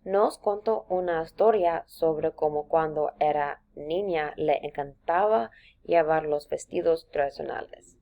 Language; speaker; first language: Spanish; non-native, learner; English